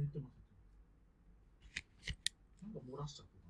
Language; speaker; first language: Japanese; native; Japanese